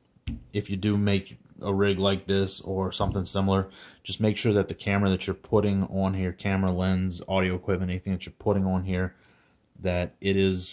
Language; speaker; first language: English; native; English